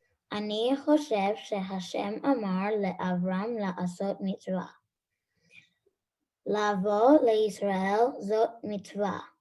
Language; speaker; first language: Hebrew; non-native, learner; English